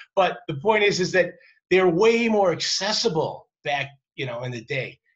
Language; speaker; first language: English; native; English